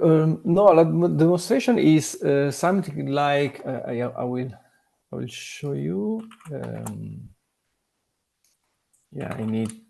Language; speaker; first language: English; non-native, learner; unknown